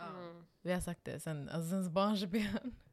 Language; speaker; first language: Swedish; non-native, local second language; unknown